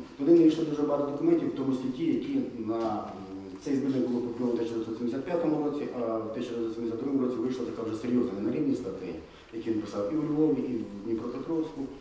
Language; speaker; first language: Ukrainian; native; Ukrainian